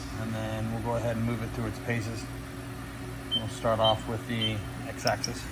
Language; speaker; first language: English; native; English